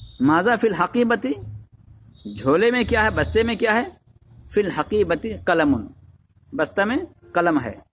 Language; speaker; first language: Urdu; native; Urdu